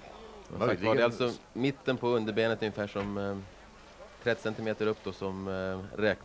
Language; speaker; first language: Swedish; native; Swedish